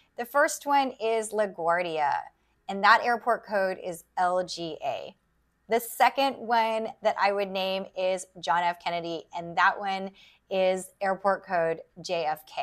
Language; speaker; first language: English; native; English